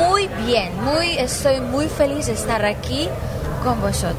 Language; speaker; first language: Spanish; non-native, learner; Ukrainian